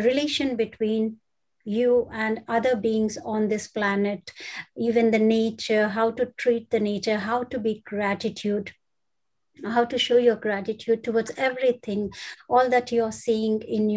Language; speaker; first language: English; non-native, local second language; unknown